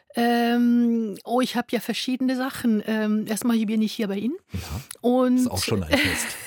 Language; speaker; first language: German; non-native, fluent; French